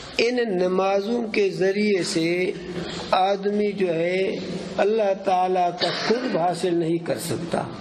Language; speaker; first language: Urdu; non-native, local second language; Pashto